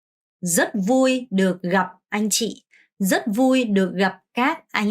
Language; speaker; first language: Vietnamese; non-native, fluent; Korean